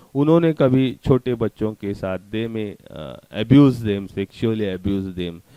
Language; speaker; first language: Hindi; non-native, local second language; Marathi